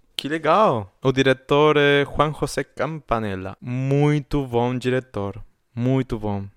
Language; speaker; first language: Portuguese; non-native, fluent; Spanish